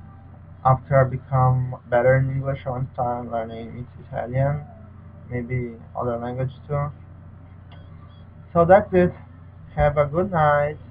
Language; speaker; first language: English; non-native, learner; Portuguese